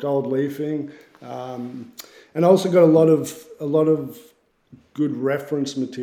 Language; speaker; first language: English; native; English